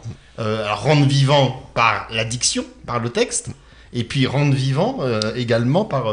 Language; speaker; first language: French; native; French